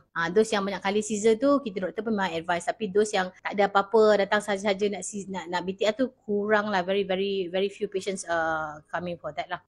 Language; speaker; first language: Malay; native; Malay